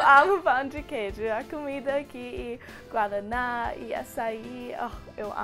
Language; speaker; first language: Portuguese; non-native, learner; English